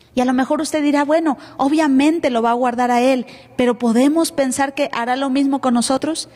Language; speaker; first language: Spanish; native; Spanish